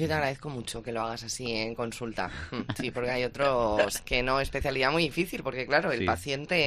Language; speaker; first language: Spanish; native; Spanish